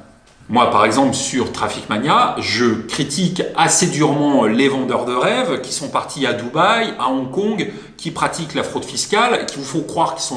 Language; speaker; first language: French; native; French